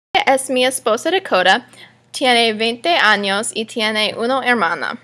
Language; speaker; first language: Spanish; non-native, learner; English